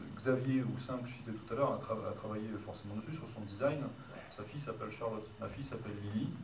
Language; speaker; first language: French; native; French